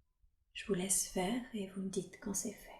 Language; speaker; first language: French; native; French